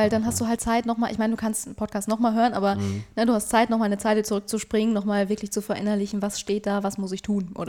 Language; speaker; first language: German; native; German